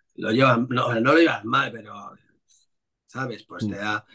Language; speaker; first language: Spanish; native; Spanish